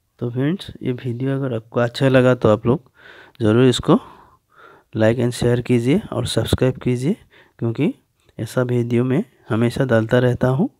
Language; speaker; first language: Hindi; native; Hindi